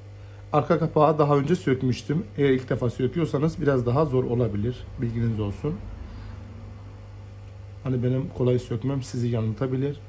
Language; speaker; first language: Turkish; native; Turkish